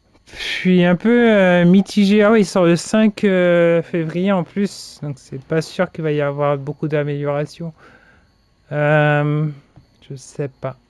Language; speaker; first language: French; native; French